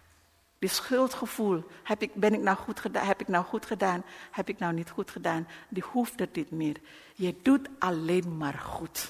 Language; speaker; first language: Dutch; non-native, learner; Indonesian